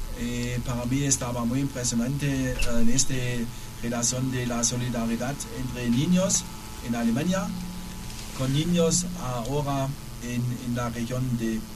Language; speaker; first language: Spanish; non-native, learner; German